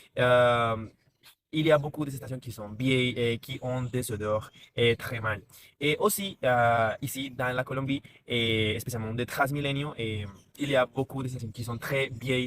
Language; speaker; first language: French; non-native, learner; Spanish